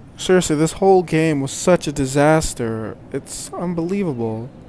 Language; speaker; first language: English; native; English